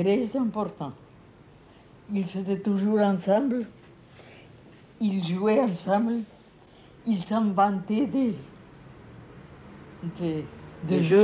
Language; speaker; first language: French; non-native, fluent; Spanish